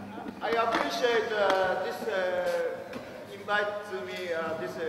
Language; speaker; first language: English; non-native, learner; Japanese